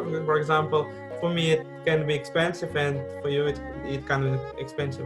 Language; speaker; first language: English; non-native, fluent; Russian